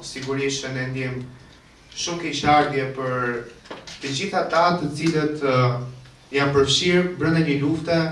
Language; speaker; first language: Albanian; native; Albanian